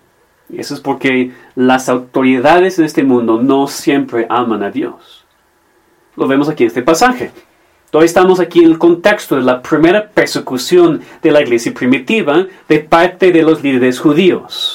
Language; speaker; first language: Spanish; non-native, fluent; English